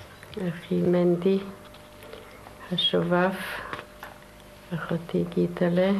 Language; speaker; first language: Hebrew; non-native, fluent; Yiddish